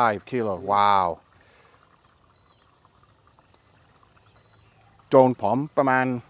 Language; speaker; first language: Thai; non-native, learner; English